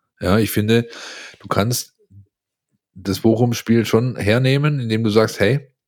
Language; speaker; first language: German; native; German